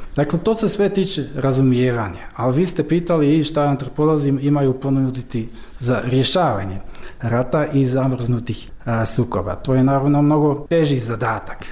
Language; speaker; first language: Croatian; non-native, fluent; Dutch